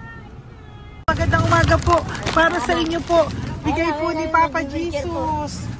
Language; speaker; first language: Filipino; native; Filipino